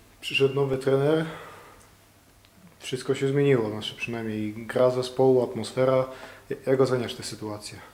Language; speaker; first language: Polish; native; Polish